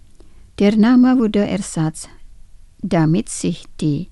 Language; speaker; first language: German; non-native, fluent; Indonesian